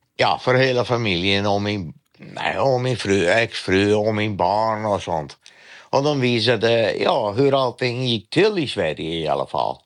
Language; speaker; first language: Swedish; non-native, learner; Dutch